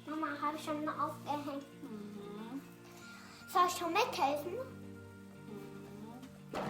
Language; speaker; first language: German; early bilingual, other home language; Thai